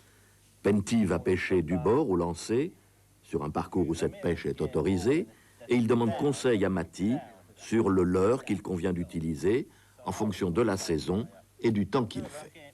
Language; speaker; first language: French; native; French